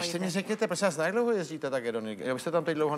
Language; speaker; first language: Czech; native; Czech